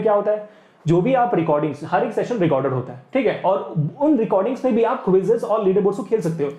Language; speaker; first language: Hindi; native; Hindi